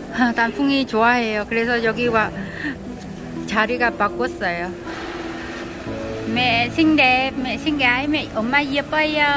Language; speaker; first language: Korean; non-native, learner; Vietnamese